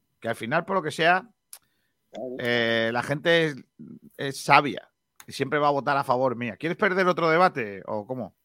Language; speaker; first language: Spanish; native; Spanish